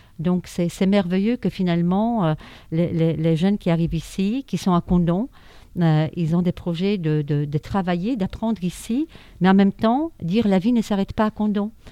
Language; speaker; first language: French; non-native, fluent; Polish